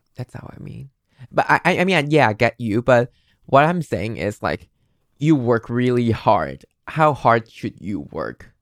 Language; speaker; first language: English; non-native, fluent; Chinese